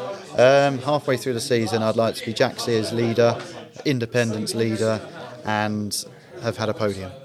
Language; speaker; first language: English; native; English